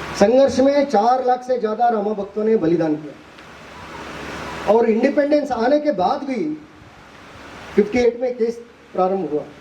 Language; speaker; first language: Hindi; non-native, local second language; Kannada